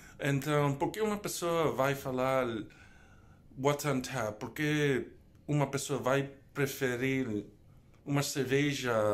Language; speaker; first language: Portuguese; non-native, learner; English